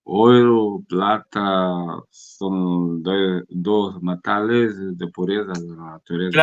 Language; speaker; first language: Spanish; non-native, learner; Portuguese